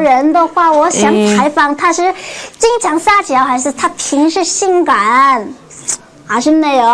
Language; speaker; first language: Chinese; non-native, learner; Korean